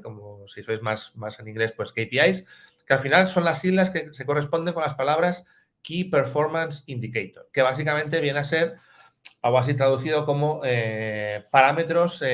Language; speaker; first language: Spanish; native; Spanish